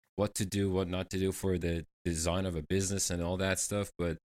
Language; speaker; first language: English; non-native, fluent; Persian